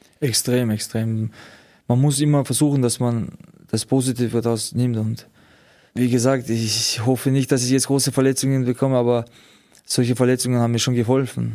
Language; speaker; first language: German; early bilingual, other home language; Georgian